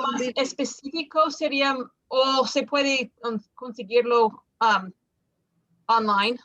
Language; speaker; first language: Spanish; non-native, fluent; English